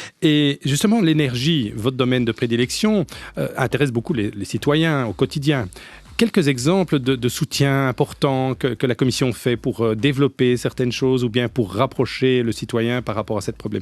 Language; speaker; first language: French; native; French